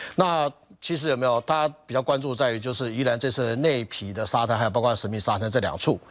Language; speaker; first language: Chinese; native; Chinese